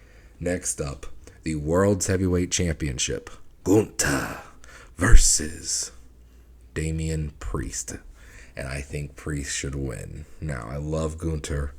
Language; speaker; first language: English; native; English